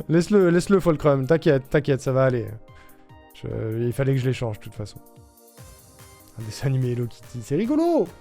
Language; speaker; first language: French; native; French